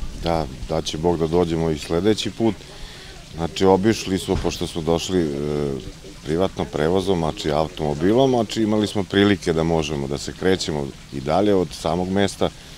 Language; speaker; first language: Croatian; non-native, local second language; Slovak